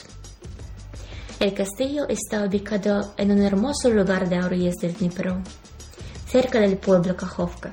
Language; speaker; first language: Spanish; non-native, fluent; Ukrainian